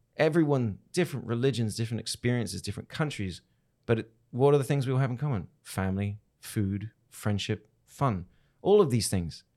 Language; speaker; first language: English; native; English